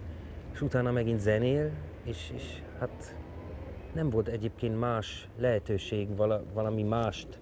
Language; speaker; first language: Hungarian; early bilingual, heritage; Hungarian